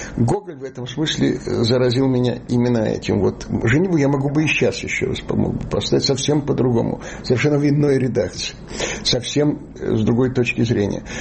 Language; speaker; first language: Russian; native; Russian